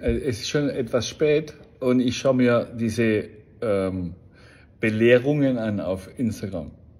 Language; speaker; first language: German; native; German